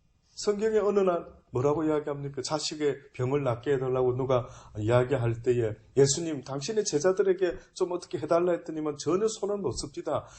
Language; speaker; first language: Korean; native; Korean